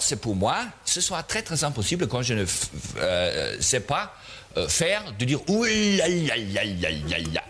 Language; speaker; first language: French; non-native, learner; German